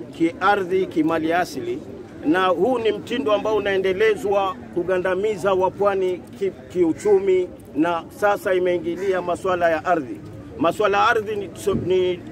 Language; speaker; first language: Swahili; native; Swahili